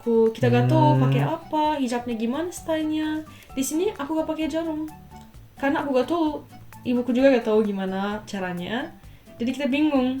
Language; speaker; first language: Indonesian; non-native, fluent; Turkish